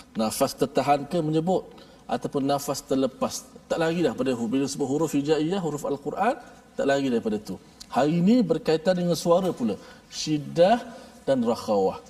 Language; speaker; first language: Malay; native; Malay